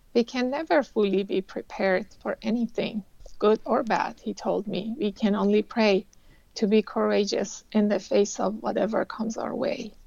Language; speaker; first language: English; early bilingual, other home language; Persian